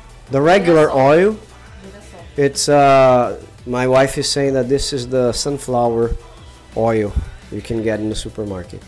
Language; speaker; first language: English; non-native, fluent; Portuguese